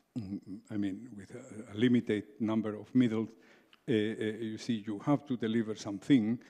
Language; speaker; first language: English; non-native, fluent; Spanish